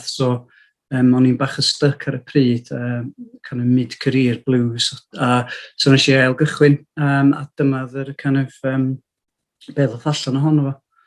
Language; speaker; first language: Welsh; native; Welsh